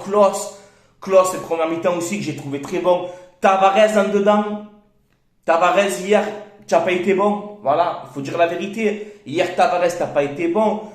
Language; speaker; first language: French; native; French